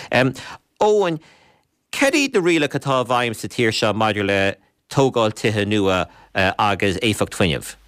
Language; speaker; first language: Irish; native; Irish